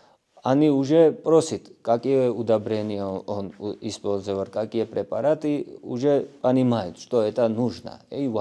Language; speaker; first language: Russian; non-native, fluent; Georgian